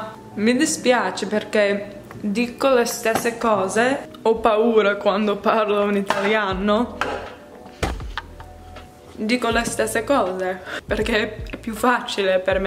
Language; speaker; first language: Italian; non-native, learner; English